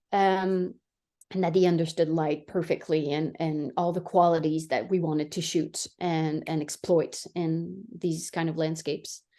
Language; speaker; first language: English; non-native, fluent; French